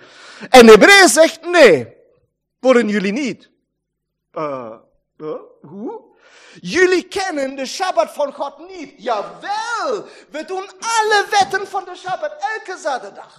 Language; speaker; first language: Dutch; non-native, fluent; German